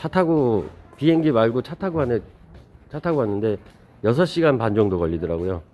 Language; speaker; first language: Korean; native; Korean